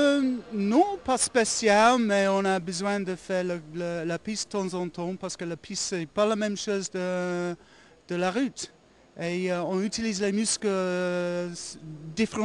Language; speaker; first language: French; non-native, learner; English